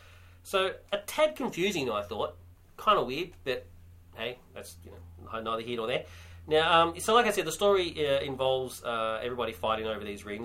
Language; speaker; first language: English; native; English